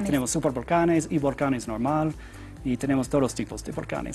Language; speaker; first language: Spanish; non-native, learner; English